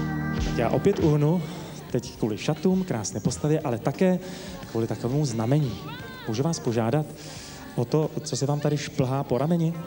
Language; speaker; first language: Czech; native; Czech